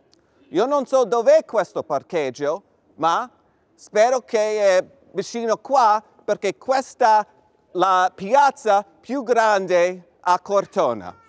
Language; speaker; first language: Italian; non-native, learner; English